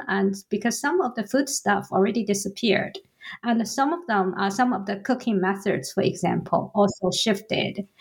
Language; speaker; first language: English; non-native, fluent; Chinese